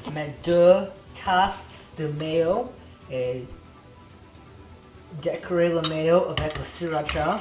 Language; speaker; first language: French; non-native, learner; English